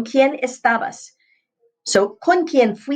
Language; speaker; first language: Spanish; non-native, fluent; English